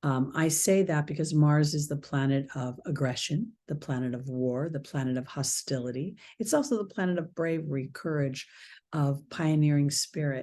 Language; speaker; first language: English; native; English